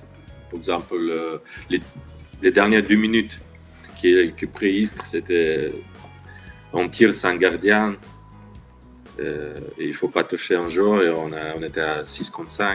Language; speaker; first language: French; non-native, learner; Russian